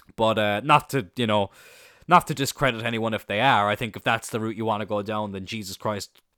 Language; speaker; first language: English; native; English